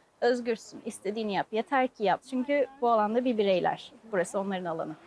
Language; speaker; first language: Turkish; native; Turkish